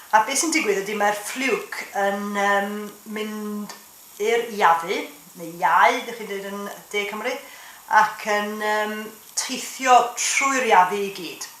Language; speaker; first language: Welsh; native; Welsh